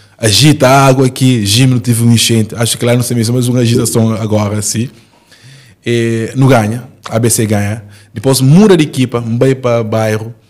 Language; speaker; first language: Portuguese; non-native, local second language; Kabuverdianu